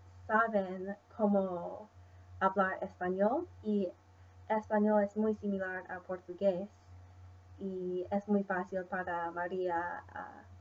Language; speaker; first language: Spanish; non-native, learner; English